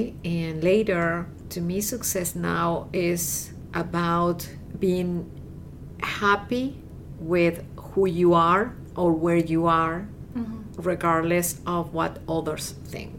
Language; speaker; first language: English; non-native, fluent; Spanish